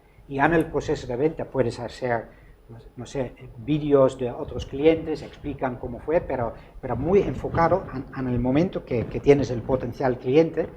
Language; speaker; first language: Spanish; non-native, fluent; Dutch